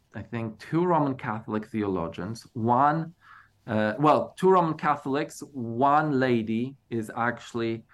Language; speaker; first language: English; non-native, fluent; Polish